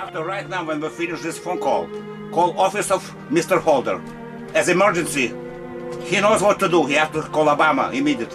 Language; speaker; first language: English; non-native, learner; Russian